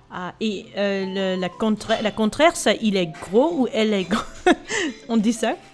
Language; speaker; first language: French; non-native, learner; Dutch